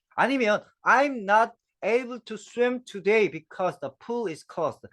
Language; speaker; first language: English; non-native, fluent; Korean